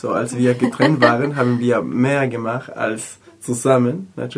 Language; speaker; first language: German; non-native, learner; Spanish